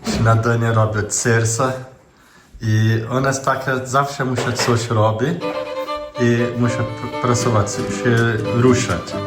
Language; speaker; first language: Polish; non-native, learner; Portuguese